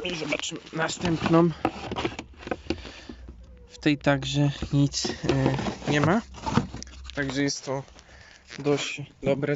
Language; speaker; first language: Polish; native; Polish